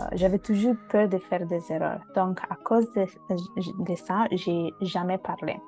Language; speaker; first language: French; non-native, fluent; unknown